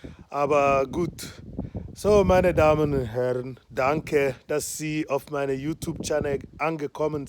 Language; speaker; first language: German; non-native, fluent; Igbo